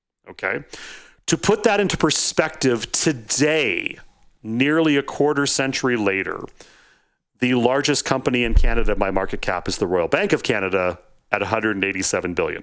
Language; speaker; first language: English; native; English